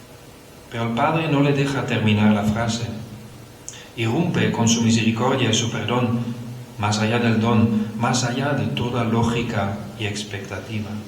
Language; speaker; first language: Spanish; non-native, fluent; Dutch